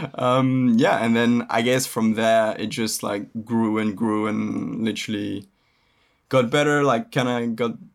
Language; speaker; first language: English; early bilingual, other home language; French